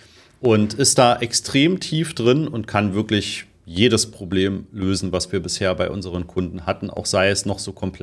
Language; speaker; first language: German; native; German